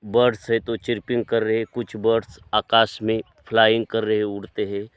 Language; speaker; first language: Hindi; non-native, local second language; Marathi